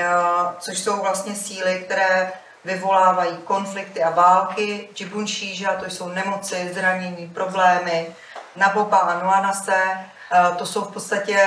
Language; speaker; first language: Czech; native; Czech